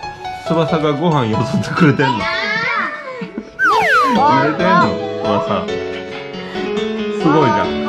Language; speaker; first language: Japanese; native; Japanese